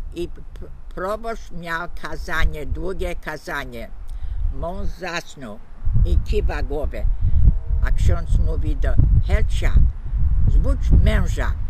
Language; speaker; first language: Polish; early bilingual, heritage; Polish